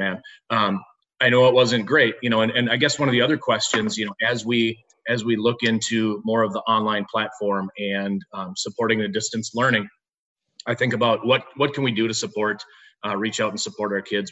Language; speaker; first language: English; native; English